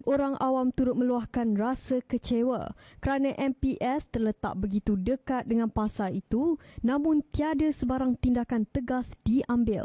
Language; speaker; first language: Malay; native; Malay